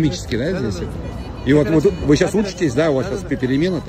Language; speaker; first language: Russian; native; Russian